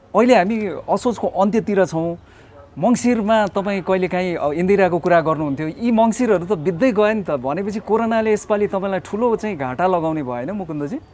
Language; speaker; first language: Nepali; native; Nepali